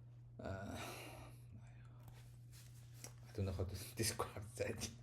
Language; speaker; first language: English; non-native, learner; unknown